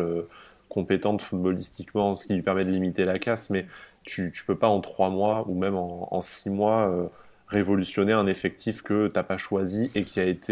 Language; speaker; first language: French; native; French